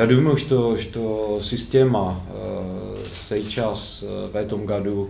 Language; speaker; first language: Russian; non-native, fluent; Czech